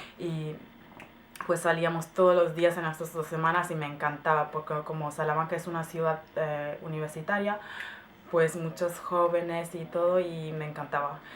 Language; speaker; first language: Spanish; non-native, fluent; German